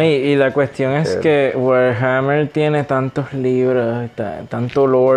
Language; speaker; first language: Spanish; native; Spanish